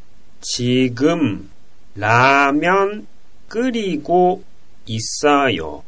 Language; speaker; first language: Korean; non-native, fluent; Japanese